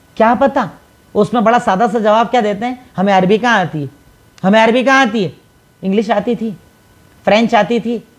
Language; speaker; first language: Hindi; native; Hindi